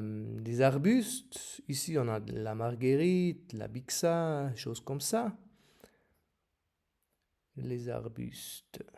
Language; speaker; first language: French; non-native, learner; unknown